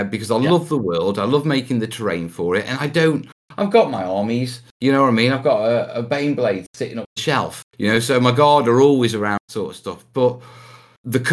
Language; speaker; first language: English; native; English